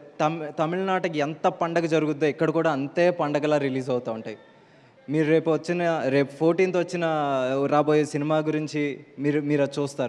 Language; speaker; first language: Telugu; native; Telugu